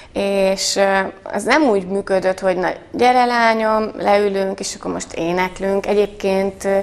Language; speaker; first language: Hungarian; native; Hungarian